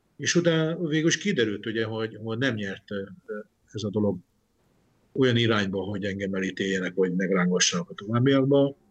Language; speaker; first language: Hungarian; native; Hungarian